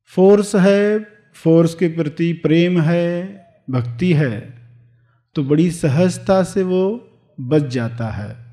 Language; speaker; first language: Hindi; native; Hindi